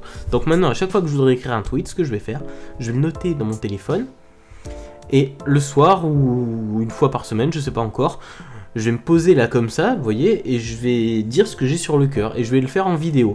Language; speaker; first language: French; native; French